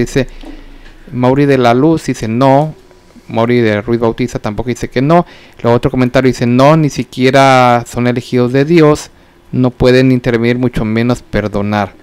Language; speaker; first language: Spanish; native; Spanish